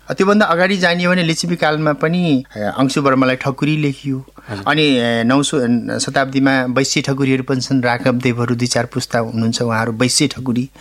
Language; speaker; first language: Nepali; native; Nepali